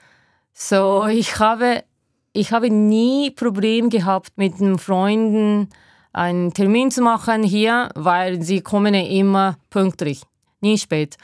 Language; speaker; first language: German; non-native, learner; Japanese